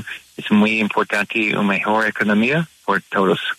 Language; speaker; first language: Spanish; non-native, learner; English